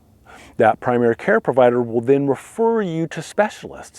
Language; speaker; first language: English; native; English